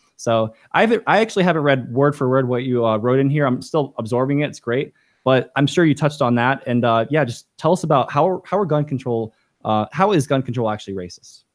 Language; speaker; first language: English; native; English